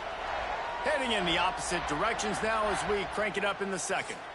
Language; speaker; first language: English; native; English